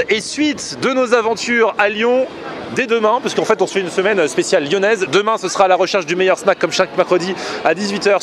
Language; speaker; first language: French; native; French